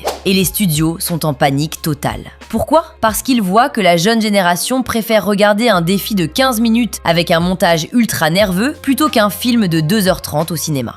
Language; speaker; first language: French; native; French